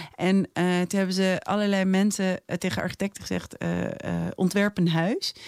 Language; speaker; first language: Dutch; native; Dutch